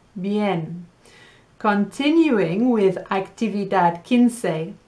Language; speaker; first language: English; native; English